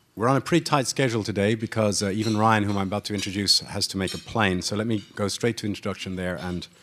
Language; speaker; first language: English; native; English